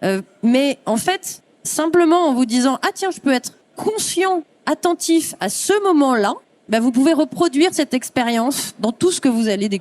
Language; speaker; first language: French; native; French